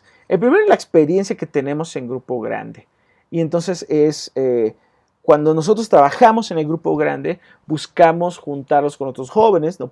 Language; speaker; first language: Spanish; native; Spanish